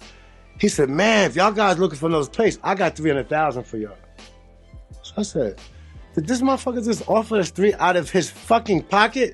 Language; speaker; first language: English; native; English